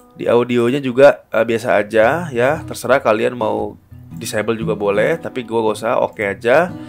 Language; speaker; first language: Indonesian; native; Indonesian